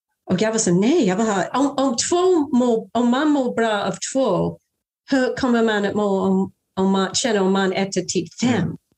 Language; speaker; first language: Swedish; non-native, fluent; English